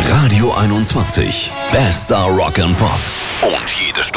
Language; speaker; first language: German; native; German